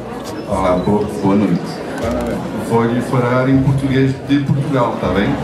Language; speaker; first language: Portuguese; early bilingual, heritage; Portuguese